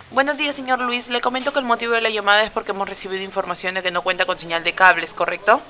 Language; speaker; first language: Spanish; native; Spanish